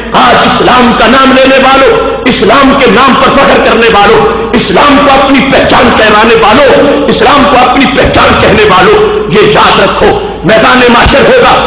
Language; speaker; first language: Urdu; non-native, local second language; Punjabi